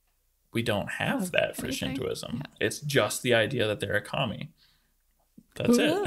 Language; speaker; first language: English; native; English